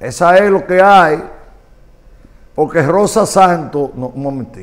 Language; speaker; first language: Spanish; native; Spanish